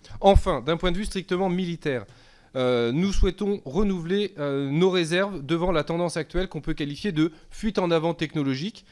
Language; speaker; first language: French; native; French